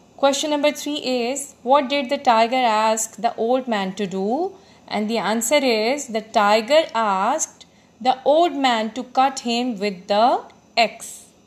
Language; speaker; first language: English; non-native, local second language; Urdu